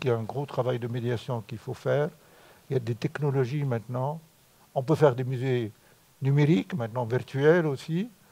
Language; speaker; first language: French; non-native, local second language; Arabic